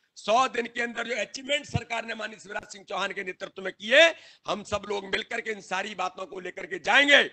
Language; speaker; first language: Hindi; native; Hindi